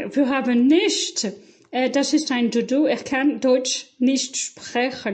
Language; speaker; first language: German; non-native, learner; French